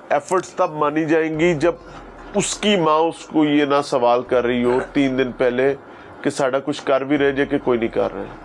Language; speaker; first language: Urdu; native; Urdu